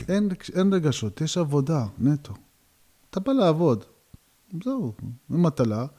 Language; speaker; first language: Hebrew; early bilingual, other home language; Georgian